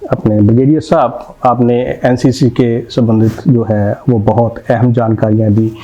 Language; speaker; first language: Hindi; non-native, local second language; Punjabi